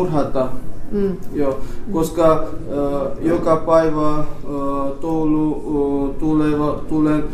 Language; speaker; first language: Finnish; non-native, learner; Armenian